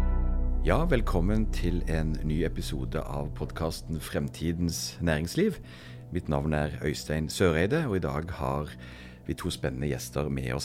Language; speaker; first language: Norwegian; native; Norwegian